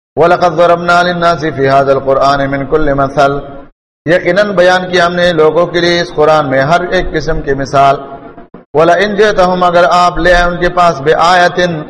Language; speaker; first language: Urdu; non-native, local second language; Pashto